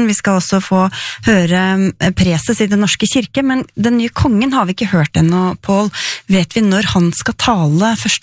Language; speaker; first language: Norwegian; native; Norwegian